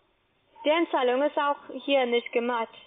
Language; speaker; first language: German; non-native, learner; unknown